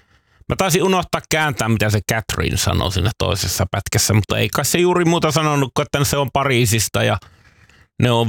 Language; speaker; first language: Finnish; native; Finnish